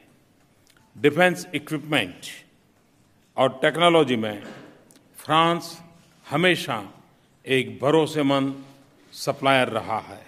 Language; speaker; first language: Hindi; non-native, local second language; Gujarati